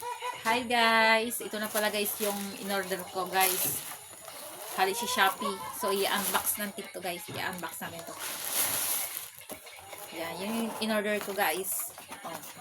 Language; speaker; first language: Filipino; native; Filipino